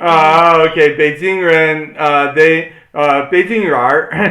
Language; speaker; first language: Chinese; non-native, learner; English